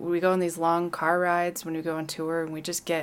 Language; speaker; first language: English; native; English